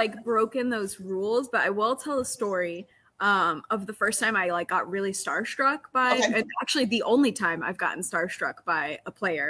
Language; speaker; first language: English; native; English